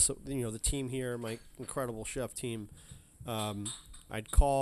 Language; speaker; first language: English; native; English